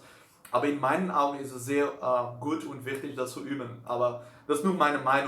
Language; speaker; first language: German; non-native, learner; Dutch